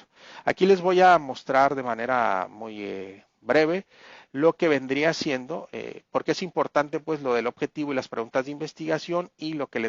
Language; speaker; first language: Spanish; native; Spanish